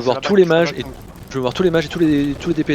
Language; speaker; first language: French; native; French